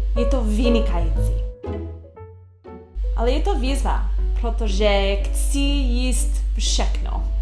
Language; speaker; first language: Czech; non-native, learner; English